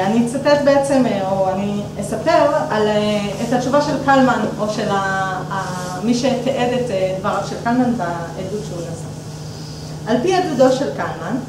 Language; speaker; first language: Hebrew; native; Hebrew